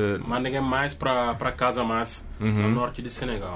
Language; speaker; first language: Portuguese; non-native, learner; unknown